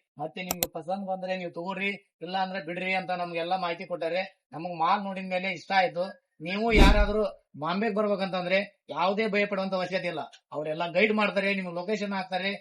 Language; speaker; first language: Kannada; native; Kannada